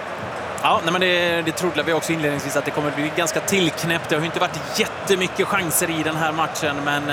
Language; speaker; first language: Swedish; native; Swedish